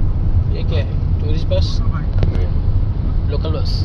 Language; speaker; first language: Hindi; non-native, learner; Bangla